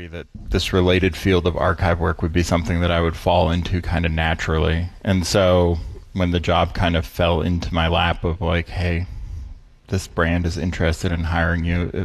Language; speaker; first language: English; native; English